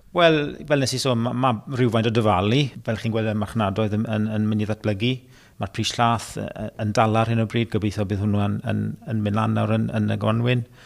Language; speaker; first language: Welsh; native; Welsh